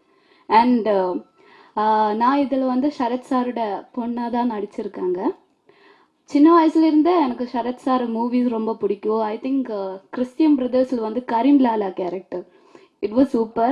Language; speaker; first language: Tamil; non-native, learner; Malayalam